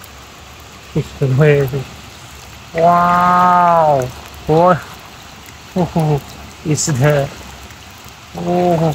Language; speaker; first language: English; non-native, learner; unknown